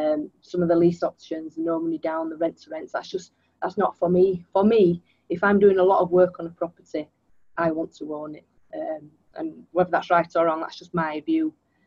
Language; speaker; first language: English; native; English